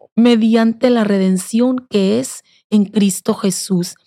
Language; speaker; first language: Spanish; native; Spanish